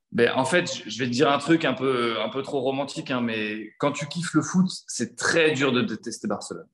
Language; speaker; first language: French; native; French